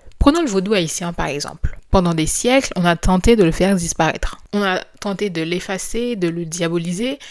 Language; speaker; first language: French; non-native, local second language; Haitian Creole